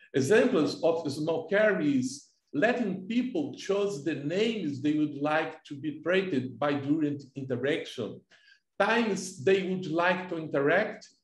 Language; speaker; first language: English; non-native, fluent; Portuguese